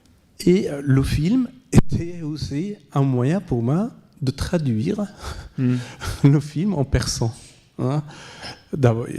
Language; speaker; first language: French; non-native, fluent; Persian